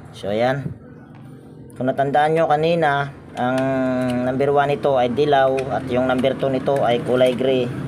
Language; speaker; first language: Filipino; native; Filipino